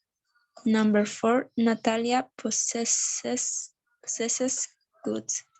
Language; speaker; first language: English; non-native, learner; Spanish